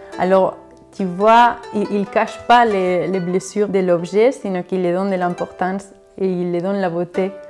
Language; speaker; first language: French; non-native, fluent; Spanish